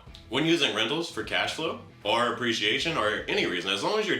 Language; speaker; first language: English; native; English